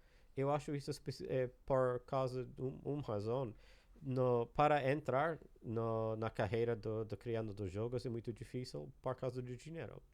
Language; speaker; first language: Portuguese; non-native, learner; English